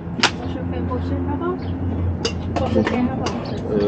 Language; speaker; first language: French; non-native, learner; Thai